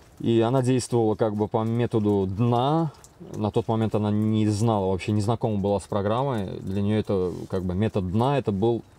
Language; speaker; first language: Russian; native; Russian